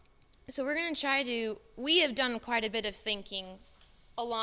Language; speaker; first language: English; native; English